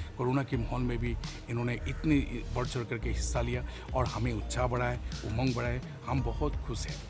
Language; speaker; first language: Hindi; non-native, local second language; Assamese